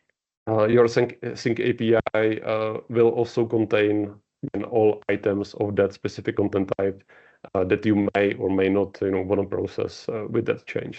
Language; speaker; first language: English; non-native, fluent; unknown